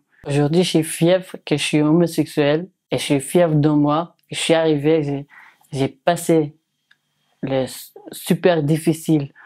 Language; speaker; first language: French; non-native, learner; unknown